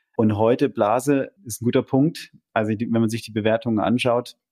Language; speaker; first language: German; native; German